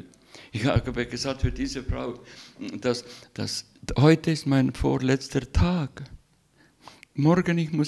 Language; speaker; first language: German; non-native, learner; Russian